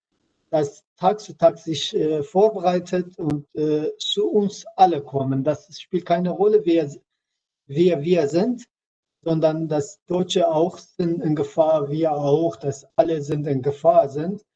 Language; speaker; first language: German; non-native, learner; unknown